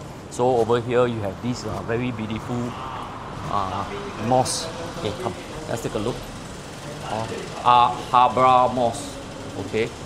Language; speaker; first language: English; non-native, local second language; Chinese